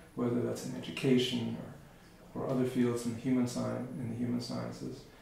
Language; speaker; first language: English; native; English